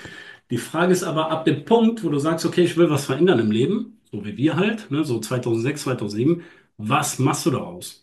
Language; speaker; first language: German; native; German